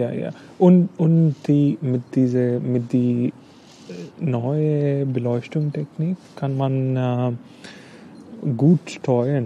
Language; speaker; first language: German; non-native, learner; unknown